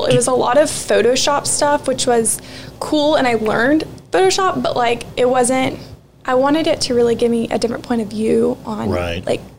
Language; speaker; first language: English; native; English